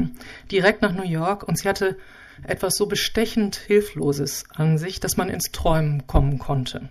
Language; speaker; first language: German; native; German